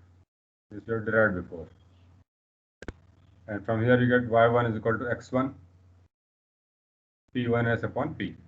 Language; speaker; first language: English; non-native, local second language; Hindi